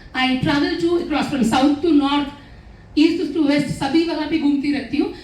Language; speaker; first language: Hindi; non-native, local second language; Malayalam